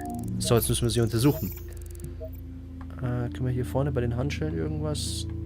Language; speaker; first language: German; native; German